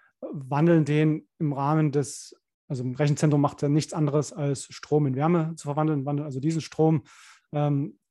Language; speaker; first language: German; native; German